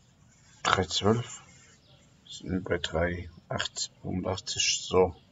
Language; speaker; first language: German; native; German